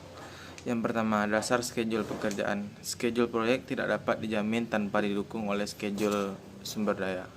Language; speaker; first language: Indonesian; native; Indonesian